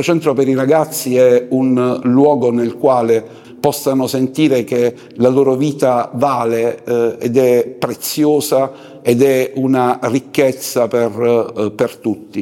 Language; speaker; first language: Italian; native; Italian